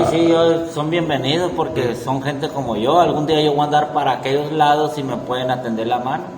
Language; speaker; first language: Spanish; native; Spanish